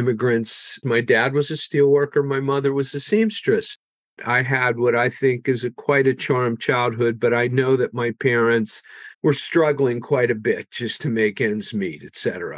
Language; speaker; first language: English; native; English